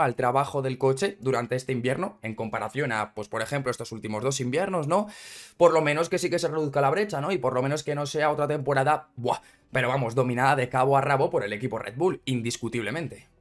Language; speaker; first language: Spanish; native; Spanish